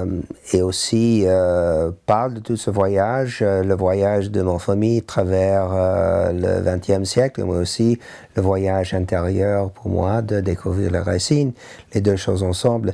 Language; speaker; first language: French; non-native, learner; English